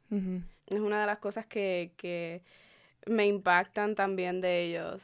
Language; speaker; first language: Spanish; early bilingual, heritage; Spanish